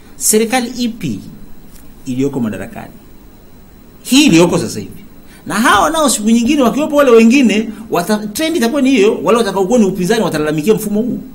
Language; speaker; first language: Swahili; native; Swahili